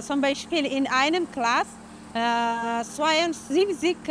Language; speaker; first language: German; non-native, learner; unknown